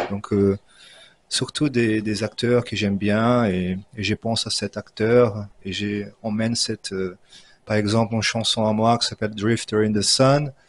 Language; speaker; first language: French; non-native, fluent; Portuguese